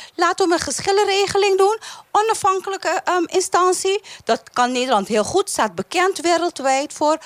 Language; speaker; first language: Dutch; non-native, local second language; Papiamento